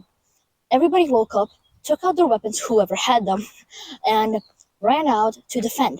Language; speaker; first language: English; native; English